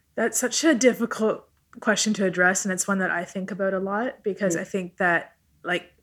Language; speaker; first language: English; non-native, fluent; Italian